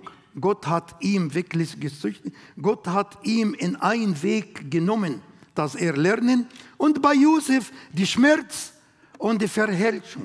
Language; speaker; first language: German; non-native, learner; Arabic